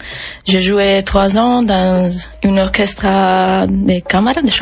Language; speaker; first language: French; non-native, learner; Italian